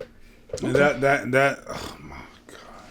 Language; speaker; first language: English; native; English